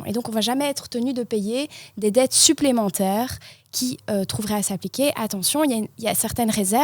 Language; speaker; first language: French; native; French